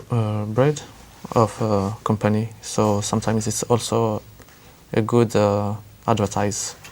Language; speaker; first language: English; non-native, learner; French